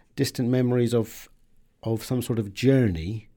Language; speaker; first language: English; early bilingual, other home language; Persian